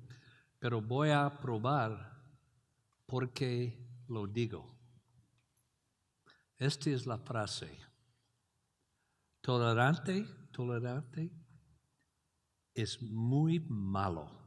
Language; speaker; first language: Spanish; non-native, learner; English